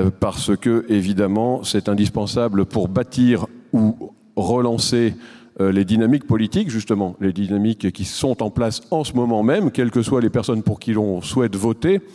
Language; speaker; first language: French; native; French